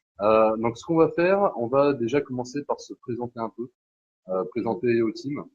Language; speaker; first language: French; native; French